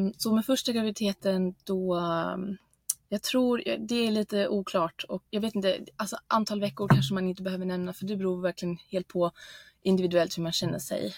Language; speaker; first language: Swedish; non-native, fluent; German